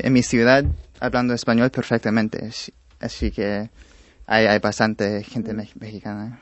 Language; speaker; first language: Spanish; non-native, fluent; English